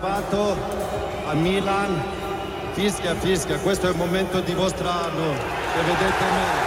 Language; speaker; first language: Italian; non-native, fluent; Swedish